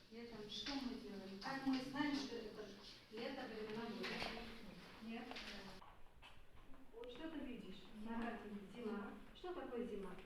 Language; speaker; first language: Russian; non-native, fluent; Kazakh